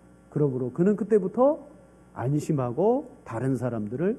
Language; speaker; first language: Korean; native; Korean